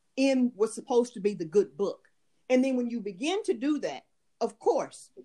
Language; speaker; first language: English; native; English